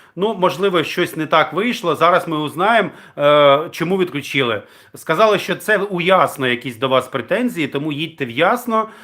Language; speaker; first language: Ukrainian; non-native, local second language; Russian